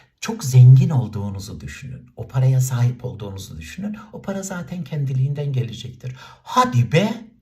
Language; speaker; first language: Turkish; native; Turkish